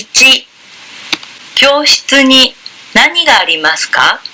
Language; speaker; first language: Japanese; non-native, learner; Indonesian